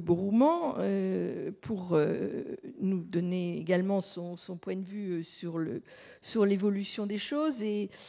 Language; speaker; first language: French; native; French